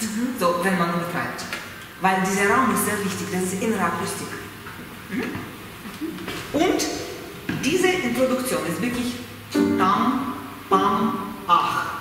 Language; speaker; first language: German; non-native, fluent; Russian